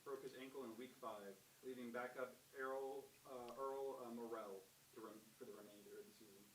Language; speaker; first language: English; native; English